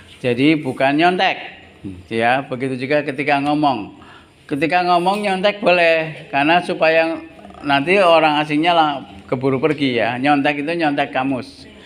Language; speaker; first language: Indonesian; native; Indonesian